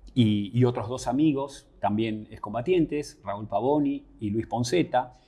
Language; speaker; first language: Spanish; native; Spanish